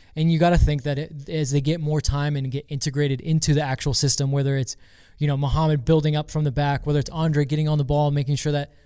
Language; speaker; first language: English; native; English